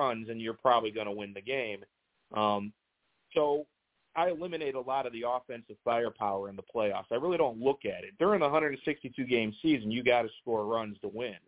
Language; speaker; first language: English; native; English